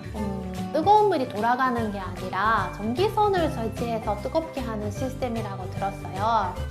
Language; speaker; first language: Korean; non-native, fluent; Japanese